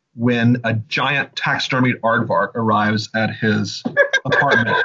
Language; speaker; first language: English; native; English